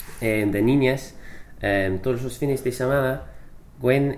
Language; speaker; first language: Spanish; non-native, fluent; English